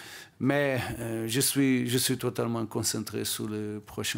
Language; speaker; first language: French; non-native, learner; Portuguese